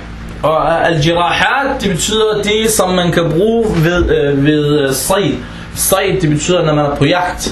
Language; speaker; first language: Danish; non-native, fluent; Arabic